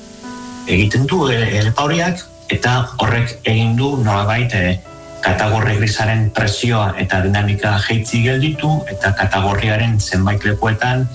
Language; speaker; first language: Basque; native; Basque